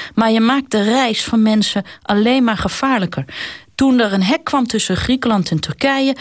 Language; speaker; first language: Dutch; native; Dutch